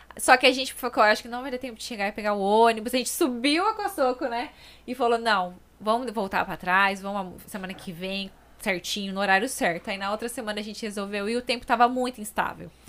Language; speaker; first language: Portuguese; native; Portuguese